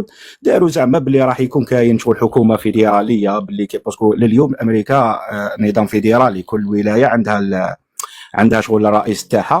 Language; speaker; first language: Arabic; native; Arabic